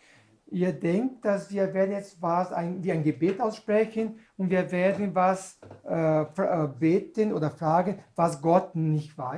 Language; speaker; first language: German; non-native, learner; Portuguese